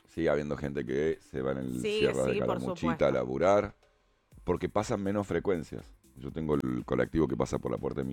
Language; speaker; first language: Spanish; native; Spanish